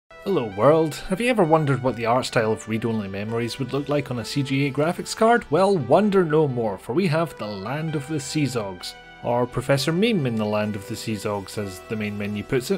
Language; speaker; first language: English; native; English